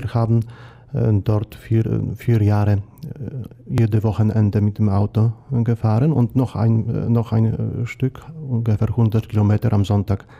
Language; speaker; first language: German; non-native, fluent; Polish